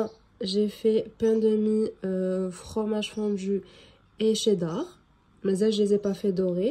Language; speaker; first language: French; native; French